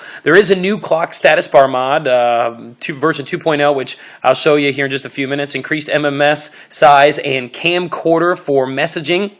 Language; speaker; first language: English; native; English